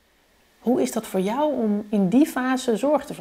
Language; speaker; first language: Dutch; native; Dutch